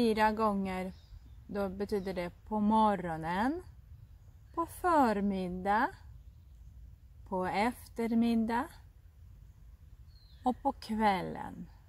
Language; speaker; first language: Swedish; non-native, fluent; Russian